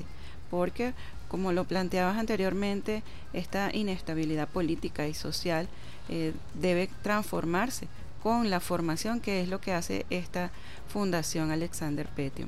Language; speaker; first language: Spanish; native; Spanish